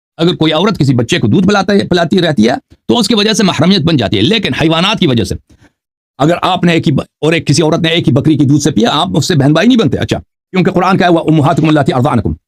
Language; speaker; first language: Urdu; non-native, fluent; Persian